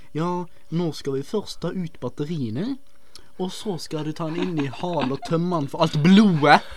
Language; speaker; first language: Norwegian; native; Norwegian